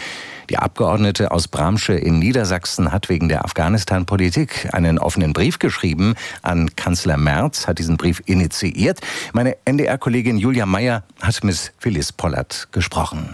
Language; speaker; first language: German; native; German